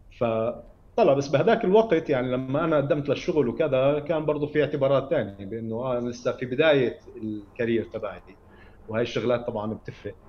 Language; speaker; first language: Arabic; native; Arabic